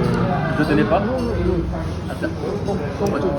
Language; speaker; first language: French; native; French